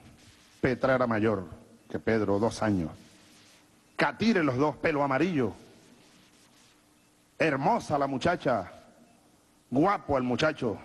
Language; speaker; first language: Spanish; native; Spanish